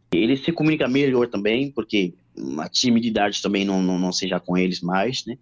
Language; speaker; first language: Portuguese; non-native, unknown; Haitian Creole